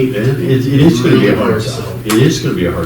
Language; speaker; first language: English; native; English